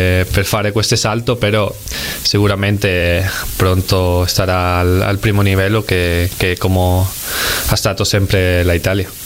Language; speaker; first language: Italian; non-native, fluent; Spanish